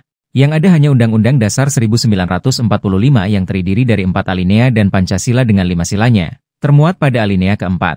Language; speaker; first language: Indonesian; native; Indonesian